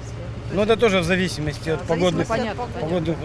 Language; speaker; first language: Russian; native; Russian